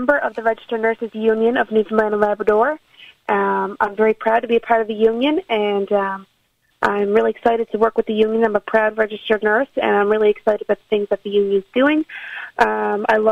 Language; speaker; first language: English; native; English